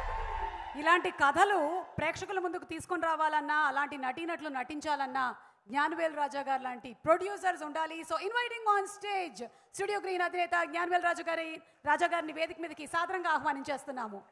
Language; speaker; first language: Telugu; native; Telugu